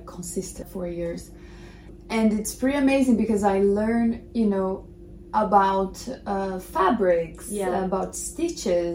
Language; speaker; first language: English; non-native, fluent; Portuguese